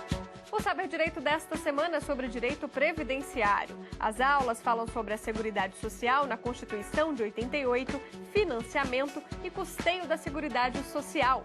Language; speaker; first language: Portuguese; native; Portuguese